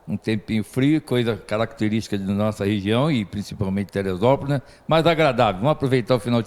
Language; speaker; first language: Portuguese; native; Portuguese